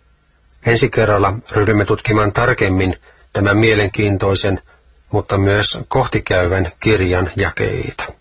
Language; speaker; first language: Finnish; native; Finnish